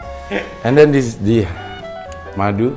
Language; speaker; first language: English; non-native, learner; Indonesian